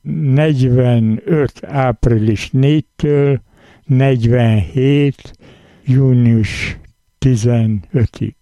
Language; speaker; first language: Hungarian; native; Hungarian